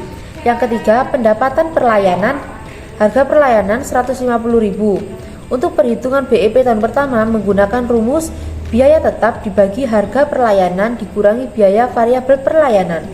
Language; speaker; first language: Indonesian; native; Indonesian